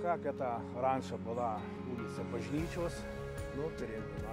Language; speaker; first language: Russian; non-native, local second language; Lithuanian